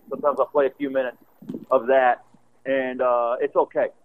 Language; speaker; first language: English; native; English